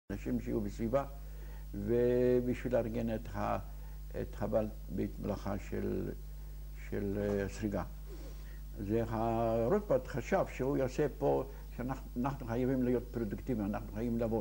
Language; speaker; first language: Hebrew; non-native, fluent; Yiddish